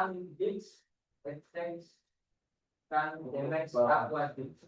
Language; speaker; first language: English; non-native, learner; Indonesian